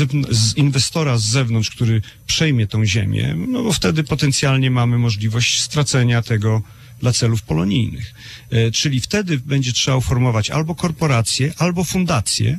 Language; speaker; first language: Polish; native; Polish